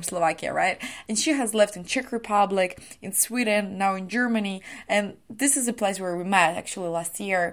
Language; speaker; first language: English; non-native, fluent; Ukrainian